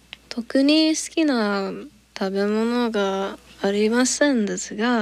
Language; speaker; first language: Japanese; non-native, learner; English